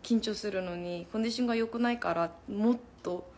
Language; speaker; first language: Japanese; non-native, fluent; Korean